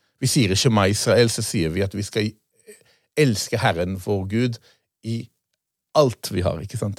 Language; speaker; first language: Norwegian; non-native, fluent; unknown